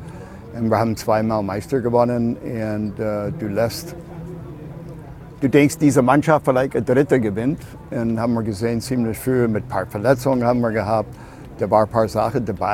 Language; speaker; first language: German; non-native, fluent; English